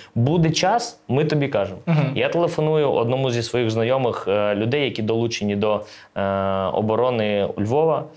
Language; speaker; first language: Ukrainian; native; Ukrainian